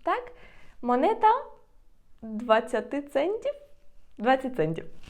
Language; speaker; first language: Spanish; non-native, fluent; Ukrainian